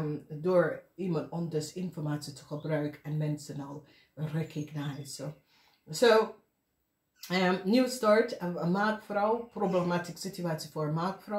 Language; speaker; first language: Dutch; non-native, learner; English